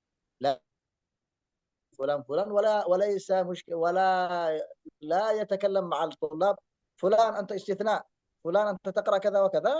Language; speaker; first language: Arabic; native; Arabic